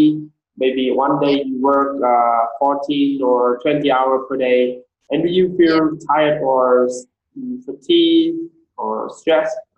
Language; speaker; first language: English; non-native, learner; Vietnamese